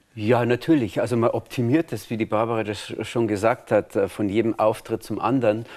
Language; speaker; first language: German; native; German